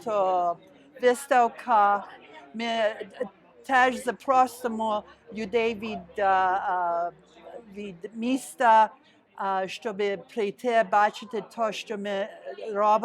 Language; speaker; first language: Ukrainian; early bilingual, heritage; Ukrainian